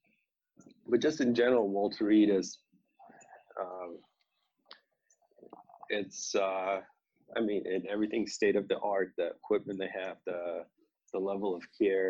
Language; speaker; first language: English; non-native, fluent; Romanian